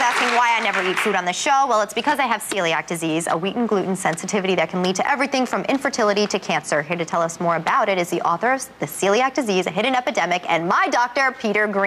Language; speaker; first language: English; native; English